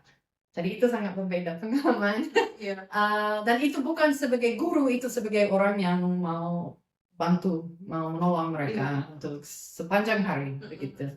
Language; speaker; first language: Indonesian; non-native, fluent; English